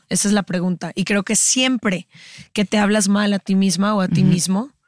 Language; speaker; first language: Spanish; native; Spanish